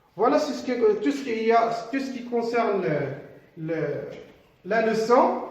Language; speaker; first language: French; non-native, local second language; Arabic